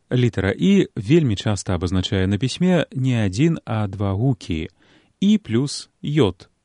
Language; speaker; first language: Belarusian; native; Belarusian